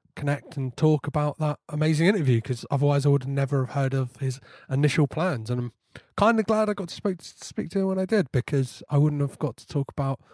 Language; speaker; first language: English; native; English